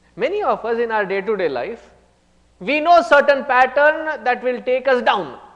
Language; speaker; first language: English; non-native, local second language; Hindi